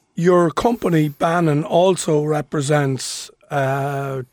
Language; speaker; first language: English; native; English